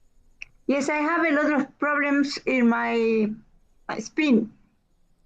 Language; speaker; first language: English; non-native, learner; Spanish